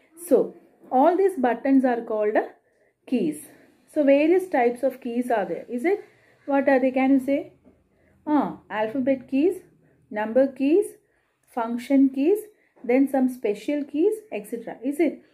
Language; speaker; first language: English; non-native, local second language; Malayalam